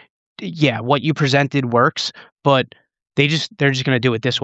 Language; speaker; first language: English; native; English